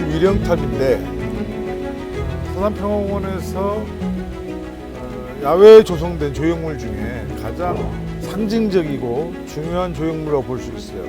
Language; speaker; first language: Korean; native; Korean